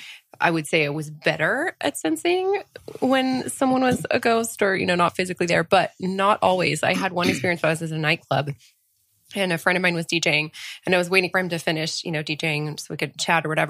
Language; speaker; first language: English; early bilingual, other home language; French